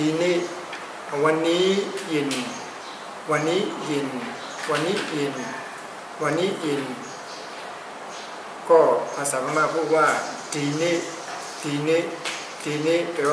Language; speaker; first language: Thai; native; Thai